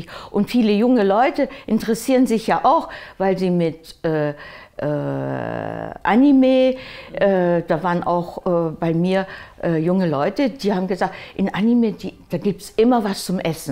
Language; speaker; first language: German; early bilingual, other home language; Japanese